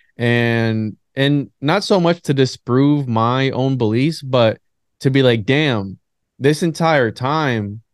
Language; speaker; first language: English; native; English